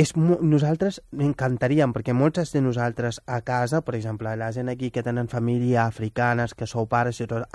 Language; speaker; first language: Catalan; non-native, fluent; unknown